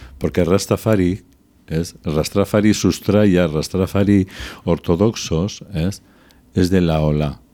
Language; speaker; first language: Basque; non-native, local second language; Spanish